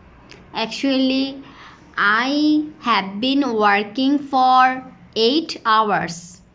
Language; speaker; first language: English; non-native, fluent; Bangla